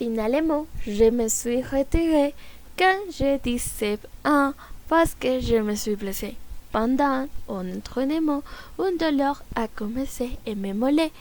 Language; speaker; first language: French; non-native, learner; Spanish